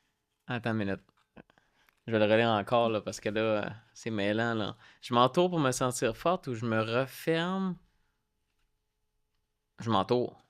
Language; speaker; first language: French; native; French